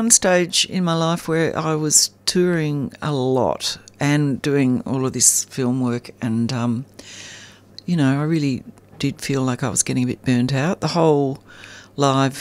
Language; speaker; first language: English; native; English